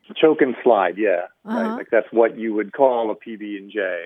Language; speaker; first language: English; native; English